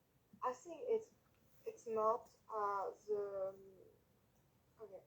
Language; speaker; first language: English; non-native, learner; French